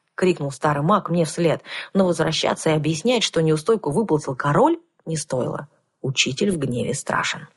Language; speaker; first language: Russian; native; Russian